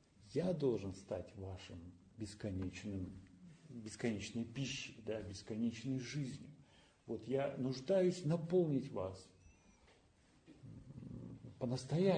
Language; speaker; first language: Russian; native; Russian